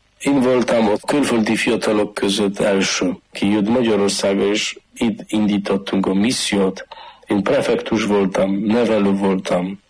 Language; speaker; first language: Hungarian; non-native, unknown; Polish